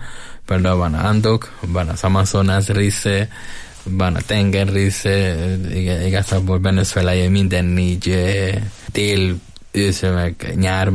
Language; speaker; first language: Hungarian; non-native, learner; Spanish